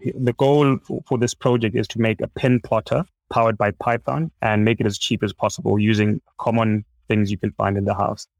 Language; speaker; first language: English; non-native, local second language; Shona